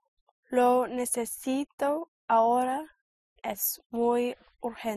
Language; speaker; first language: Spanish; non-native, learner; English